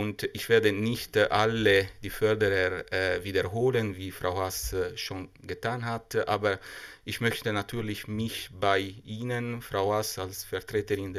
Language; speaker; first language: German; non-native, fluent; Italian